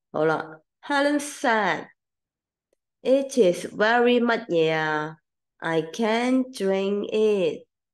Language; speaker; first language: English; non-native, local second language; Cantonese